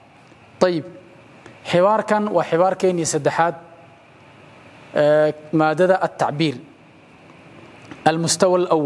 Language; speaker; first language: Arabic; non-native, local second language; Somali